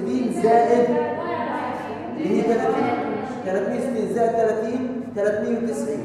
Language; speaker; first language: Arabic; native; Arabic